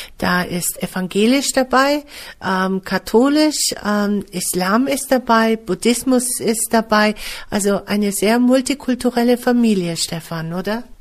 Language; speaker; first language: German; native; German